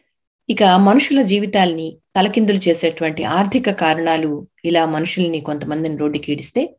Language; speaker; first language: Telugu; native; Telugu